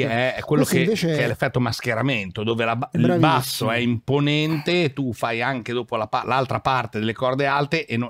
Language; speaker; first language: Italian; native; Italian